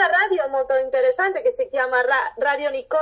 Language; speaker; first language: Italian; non-native, fluent; Catalan